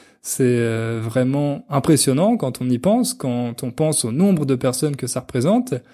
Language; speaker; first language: French; native; French